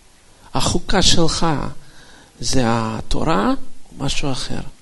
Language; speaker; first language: Hebrew; non-native, fluent; Russian